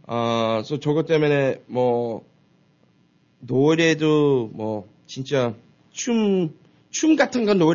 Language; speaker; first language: Korean; early bilingual, heritage; Korean